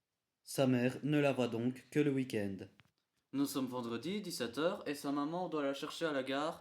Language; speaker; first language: French; native; French